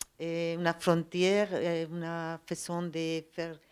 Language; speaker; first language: French; non-native, learner; Spanish